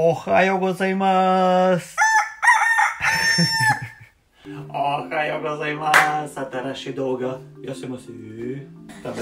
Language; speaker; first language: Japanese; non-native, learner; Serbian